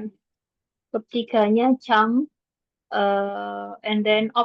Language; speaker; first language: English; non-native, learner; Indonesian